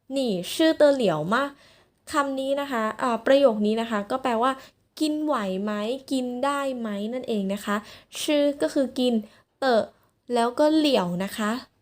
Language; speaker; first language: Thai; native; Thai